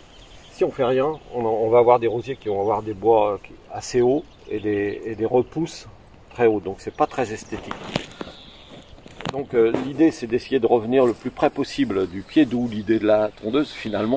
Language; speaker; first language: French; native; French